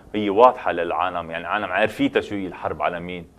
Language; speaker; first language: Arabic; native; Arabic